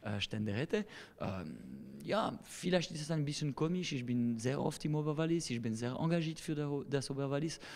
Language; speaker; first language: German; non-native, local second language; French